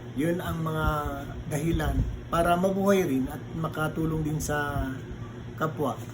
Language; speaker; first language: Filipino; non-native, local second language; Maguindanaon